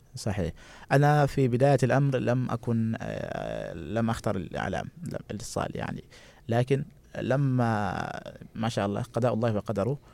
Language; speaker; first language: Arabic; non-native, fluent; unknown